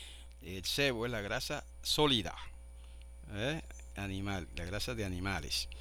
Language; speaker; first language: Spanish; native; Spanish